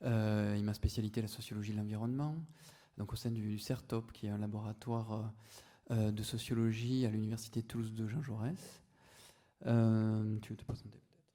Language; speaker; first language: French; native; French